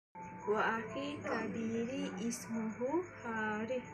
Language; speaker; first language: Arabic; non-native, learner; Malay